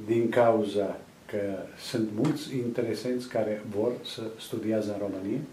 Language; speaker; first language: Romanian; non-native, local second language; Serbian